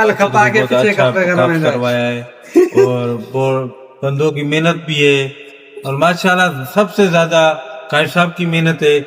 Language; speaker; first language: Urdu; non-native, local second language; Sindhi